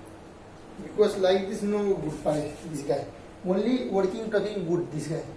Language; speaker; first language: English; non-native, learner; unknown